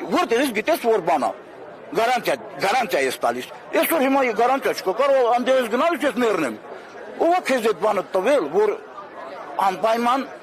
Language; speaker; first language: Armenian; native; Armenian